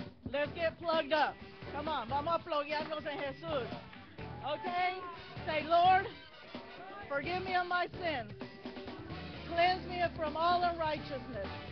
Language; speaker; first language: English; native; English